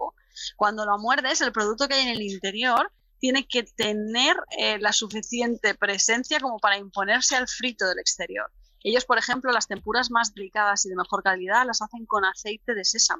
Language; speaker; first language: Spanish; native; Spanish